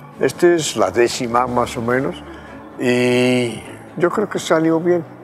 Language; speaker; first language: Spanish; non-native, fluent; Dutch